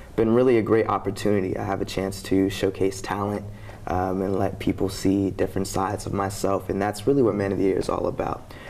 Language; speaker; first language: English; native; English